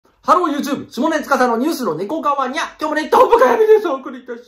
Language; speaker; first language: Japanese; native; Japanese